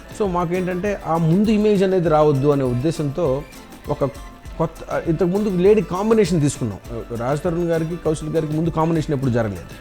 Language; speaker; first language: Telugu; native; Telugu